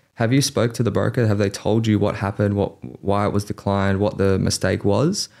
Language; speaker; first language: English; native; English